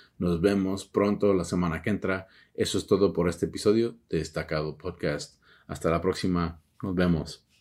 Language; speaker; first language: Spanish; early bilingual, heritage; Spanish